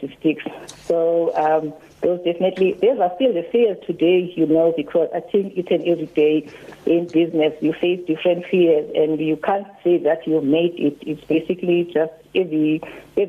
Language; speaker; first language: English; non-native, local second language; Xhosa